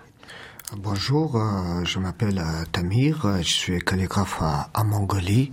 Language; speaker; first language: French; non-native, learner; Mongolian